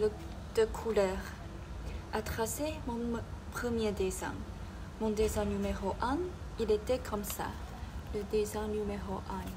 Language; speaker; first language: French; non-native, learner; Chinese